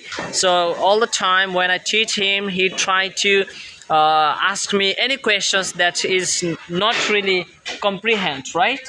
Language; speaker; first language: English; non-native, fluent; Bangla